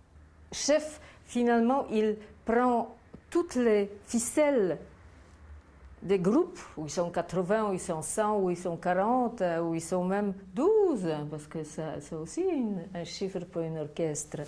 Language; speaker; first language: French; non-native, fluent; Polish